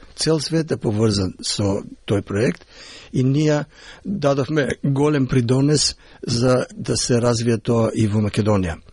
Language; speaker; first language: Macedonian; early bilingual, heritage; Macedonian